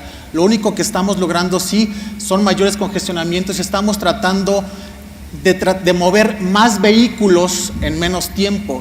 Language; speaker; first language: Spanish; native; Spanish